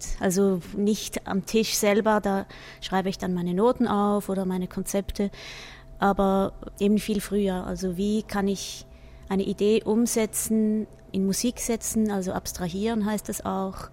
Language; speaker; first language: German; native; German